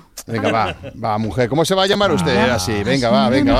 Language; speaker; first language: Spanish; native; Spanish